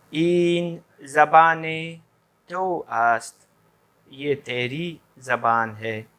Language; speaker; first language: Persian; non-native, fluent; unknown